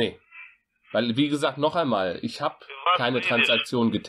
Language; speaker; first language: German; native; German